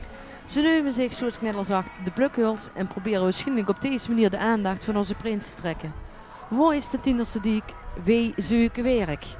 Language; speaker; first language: Dutch; native; Dutch